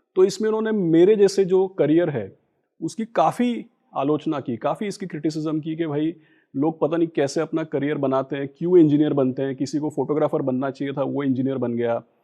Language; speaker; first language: Hindi; non-native, local second language; Gujarati